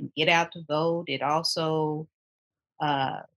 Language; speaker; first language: English; native; English